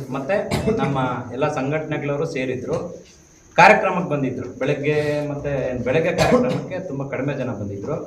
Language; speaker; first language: Kannada; native; Kannada